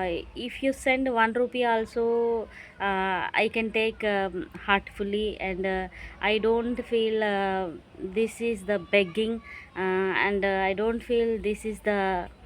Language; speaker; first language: English; non-native, local second language; Telugu